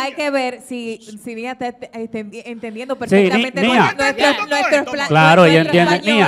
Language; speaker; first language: Spanish; native; Spanish